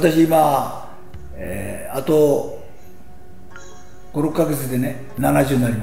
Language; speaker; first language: Japanese; native; Japanese